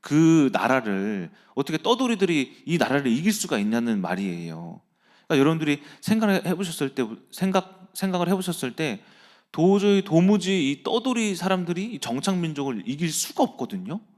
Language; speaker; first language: Korean; native; Korean